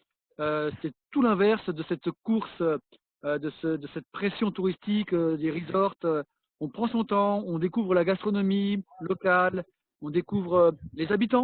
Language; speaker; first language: French; native; French